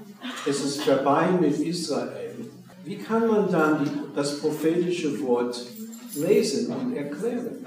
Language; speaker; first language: German; non-native, fluent; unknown